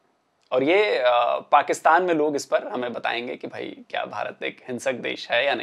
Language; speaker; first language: Hindi; native; Hindi